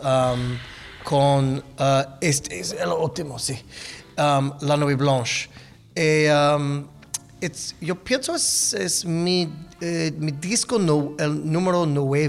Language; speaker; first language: Spanish; non-native, learner; English